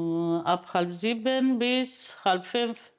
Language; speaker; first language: German; non-native, learner; Polish